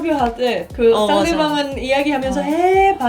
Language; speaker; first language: Korean; non-native, learner; Indonesian